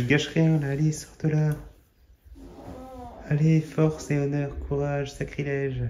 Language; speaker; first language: French; native; French